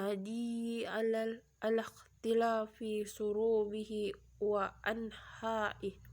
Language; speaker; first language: Arabic; non-native, learner; Indonesian